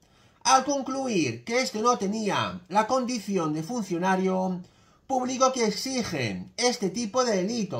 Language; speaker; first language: Spanish; native; Spanish